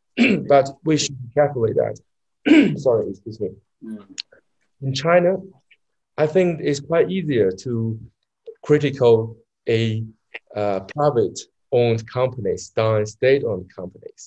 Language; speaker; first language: English; non-native, learner; Chinese